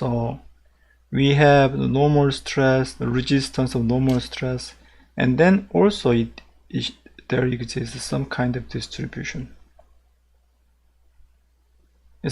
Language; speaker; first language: English; non-native, fluent; Korean